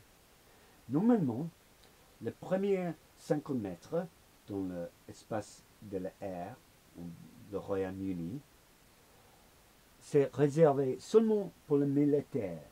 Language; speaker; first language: French; non-native, learner; English